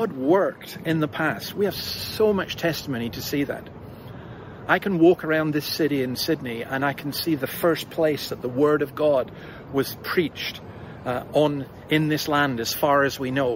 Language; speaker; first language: English; native; English